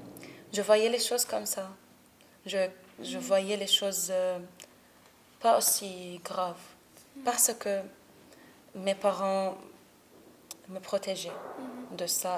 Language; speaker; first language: French; non-native, local second language; Arabic